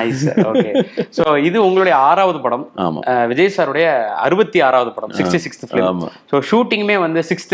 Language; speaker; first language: Tamil; native; Tamil